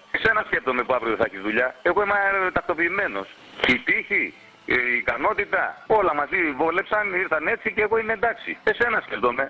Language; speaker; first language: Greek; native; Greek